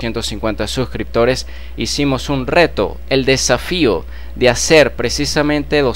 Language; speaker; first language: Spanish; native; Spanish